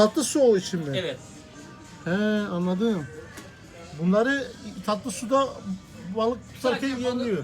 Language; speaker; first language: Turkish; native; Turkish